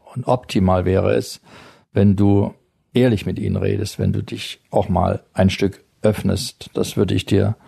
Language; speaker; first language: German; native; German